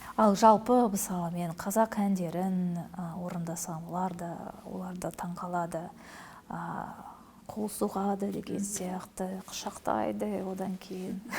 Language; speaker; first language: Kazakh; non-native, local second language; Russian